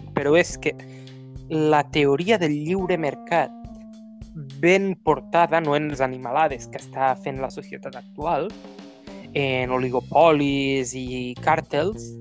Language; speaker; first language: Catalan; native; Catalan